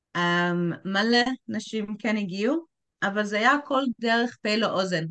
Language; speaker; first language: Hebrew; non-native, fluent; English